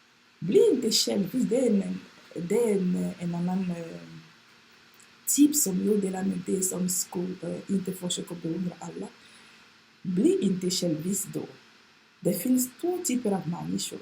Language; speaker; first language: Swedish; non-native, fluent; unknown